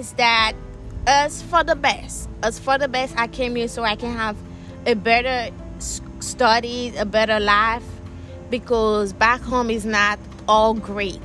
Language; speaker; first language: English; non-native, fluent; Haitian Creole